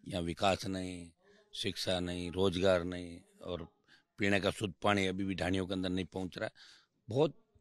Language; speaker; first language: Hindi; native; Hindi